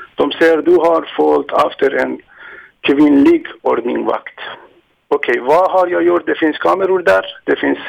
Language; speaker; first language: Swedish; non-native, learner; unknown